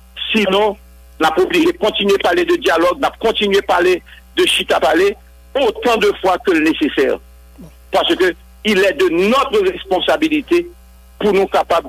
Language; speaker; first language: French; non-native, local second language; Haitian Creole